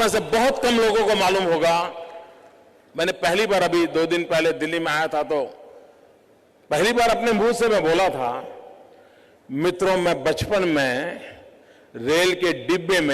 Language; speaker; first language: Hindi; non-native, local second language; Gujarati